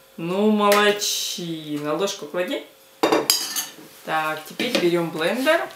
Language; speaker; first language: Russian; native; Russian